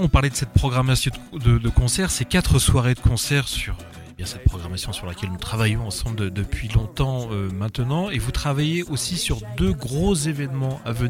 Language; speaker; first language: French; native; French